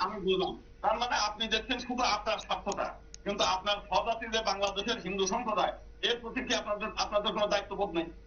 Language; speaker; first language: Bangla; native; Bangla